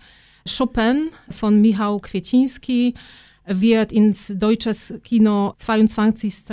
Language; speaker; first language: German; non-native, fluent; Polish